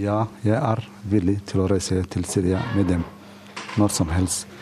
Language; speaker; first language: Norwegian; non-native, fluent; Somali